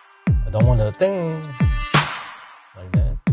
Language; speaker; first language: English; non-native, fluent; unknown